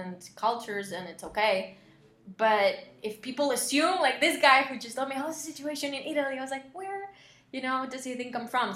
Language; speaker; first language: English; non-native, fluent; Spanish